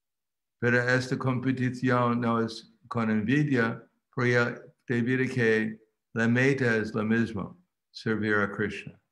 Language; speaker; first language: Spanish; non-native, fluent; English